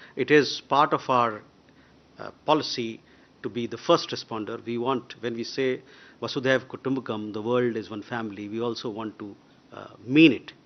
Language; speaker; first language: English; non-native, local second language; Hindi